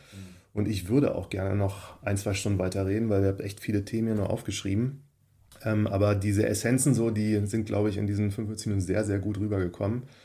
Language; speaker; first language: German; native; German